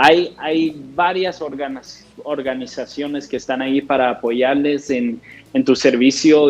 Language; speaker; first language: Spanish; non-native, fluent; English